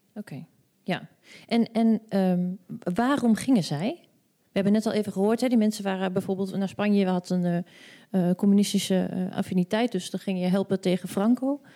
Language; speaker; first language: Dutch; native; Dutch